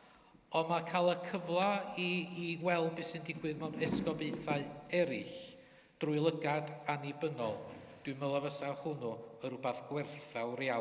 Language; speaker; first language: Welsh; native; Welsh